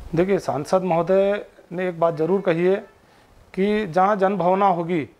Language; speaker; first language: Hindi; native; Hindi